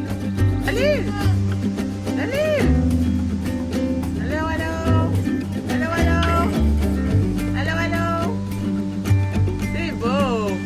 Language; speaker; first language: French; native; French